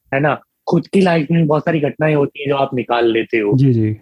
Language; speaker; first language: Hindi; native; Hindi